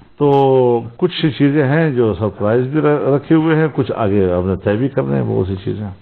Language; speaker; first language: Urdu; non-native, local second language; Pashto